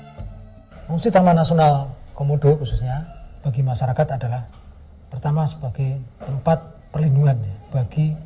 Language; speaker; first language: Indonesian; native; Indonesian